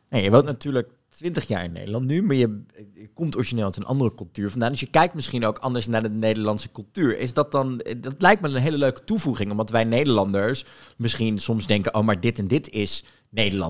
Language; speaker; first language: Dutch; native; Dutch